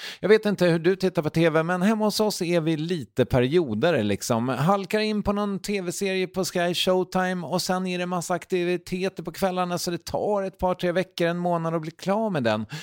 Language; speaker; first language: Swedish; native; Swedish